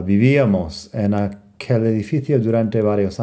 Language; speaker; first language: Spanish; non-native, fluent; English